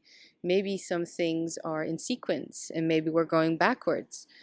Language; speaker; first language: English; non-native, fluent; Dutch